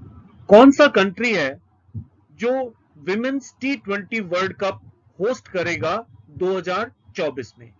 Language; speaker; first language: Hindi; native; Hindi